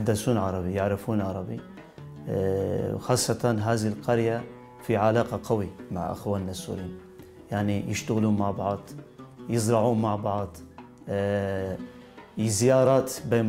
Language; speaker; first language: Arabic; non-native, local second language; Turkish